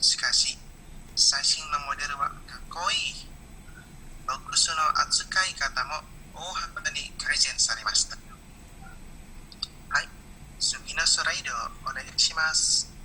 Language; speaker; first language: Japanese; non-native, learner; Indonesian